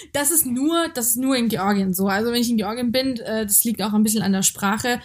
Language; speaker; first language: German; early bilingual, other home language; Georgian